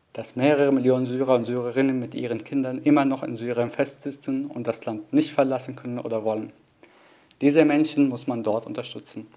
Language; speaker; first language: German; non-native, fluent; Arabic